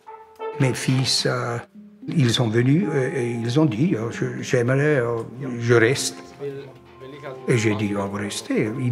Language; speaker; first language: French; non-native, local second language; German